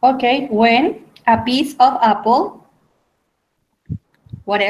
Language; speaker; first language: English; non-native, fluent; Spanish